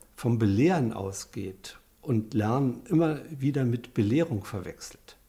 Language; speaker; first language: German; native; German